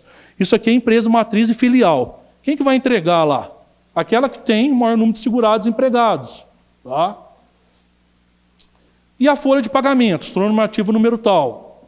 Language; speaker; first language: Portuguese; native; Portuguese